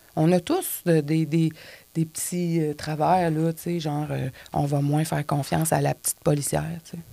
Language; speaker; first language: French; native; French